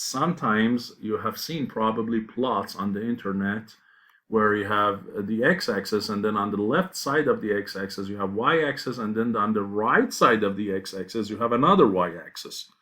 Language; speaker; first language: English; non-native, fluent; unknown